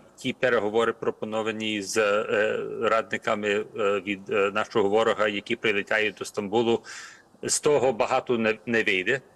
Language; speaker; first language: Ukrainian; early bilingual, heritage; Ukrainian